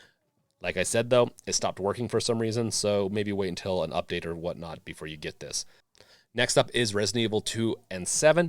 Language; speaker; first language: English; native; English